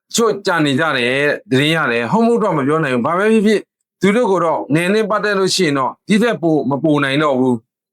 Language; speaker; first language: Burmese; non-native, local second language; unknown